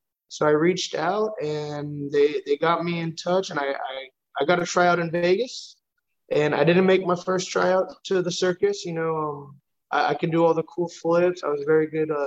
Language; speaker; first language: English; native; English